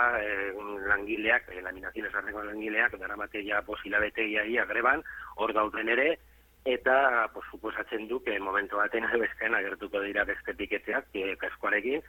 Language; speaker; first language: Basque; native; Basque